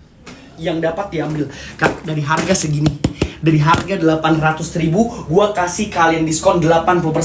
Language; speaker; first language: Indonesian; native; Indonesian